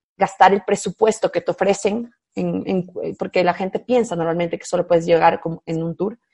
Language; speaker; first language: Spanish; native; Spanish